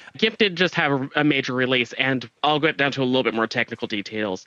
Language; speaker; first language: English; native; English